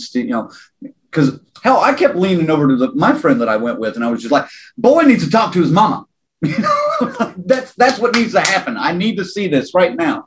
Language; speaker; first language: English; native; English